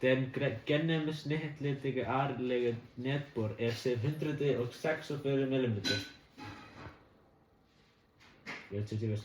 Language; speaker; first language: Danish; non-native, learner; Icelandic